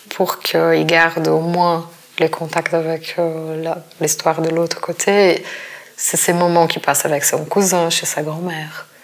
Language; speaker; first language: French; non-native, fluent; Portuguese